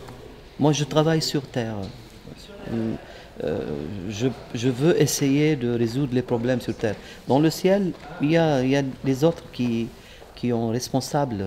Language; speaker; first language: French; non-native, local second language; Arabic